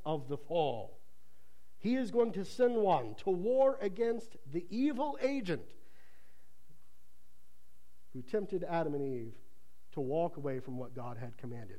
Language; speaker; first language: English; native; English